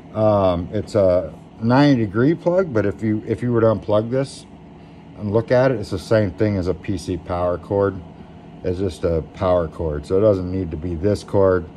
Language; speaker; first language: English; native; English